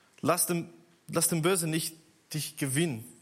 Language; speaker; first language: German; non-native, learner; Portuguese